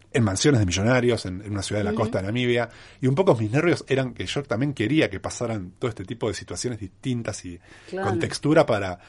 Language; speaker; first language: Spanish; native; Spanish